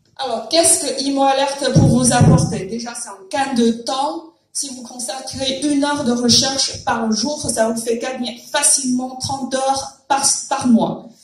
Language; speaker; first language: French; non-native, fluent; Chinese